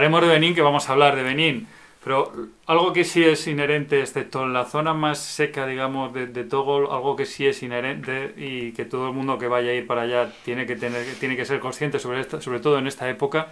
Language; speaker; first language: Spanish; native; Spanish